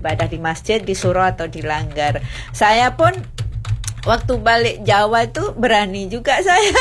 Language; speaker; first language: Indonesian; native; Indonesian